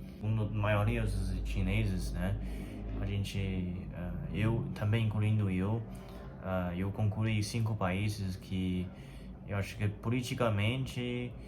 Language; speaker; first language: Portuguese; non-native, fluent; Chinese